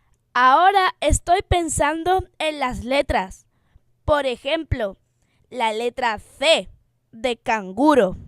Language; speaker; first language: Spanish; non-native, fluent; English